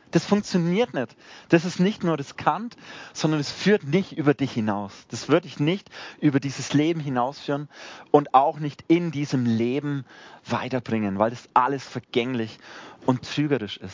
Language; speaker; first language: German; native; German